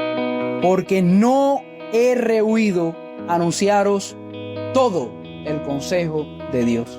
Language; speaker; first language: Spanish; native; Spanish